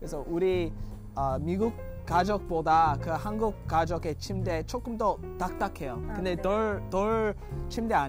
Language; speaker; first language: Korean; non-native, learner; English